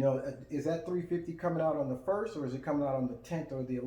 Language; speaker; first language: English; native; English